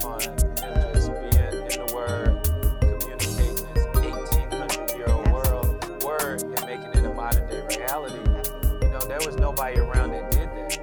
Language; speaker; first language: English; native; English